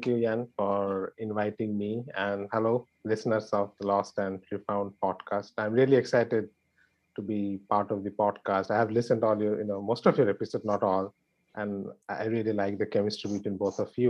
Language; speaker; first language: English; non-native, local second language; Bangla